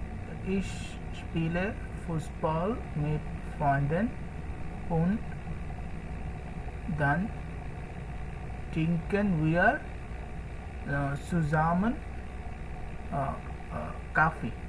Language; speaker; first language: German; non-native, learner; Bangla